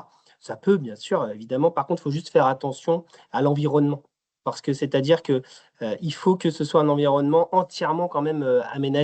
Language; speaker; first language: French; native; French